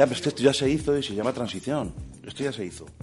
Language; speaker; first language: Spanish; native; Spanish